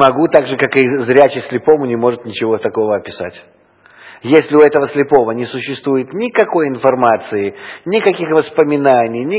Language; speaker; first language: Russian; native; Russian